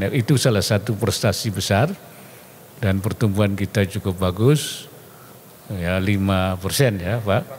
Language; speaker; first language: Indonesian; native; Indonesian